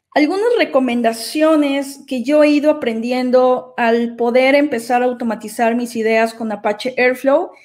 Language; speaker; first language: Spanish; native; Spanish